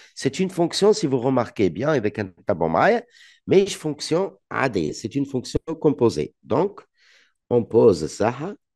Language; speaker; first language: French; non-native, local second language; Arabic